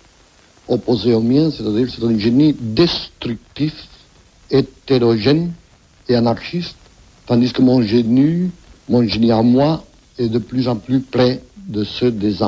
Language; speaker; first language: French; non-native, fluent; Catalan